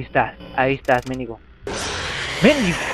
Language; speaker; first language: Spanish; native; Spanish